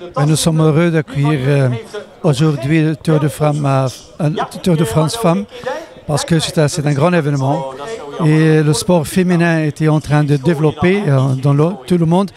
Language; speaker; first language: French; non-native, fluent; Dutch